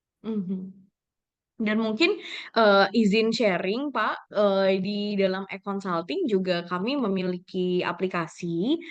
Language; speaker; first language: Indonesian; native; Indonesian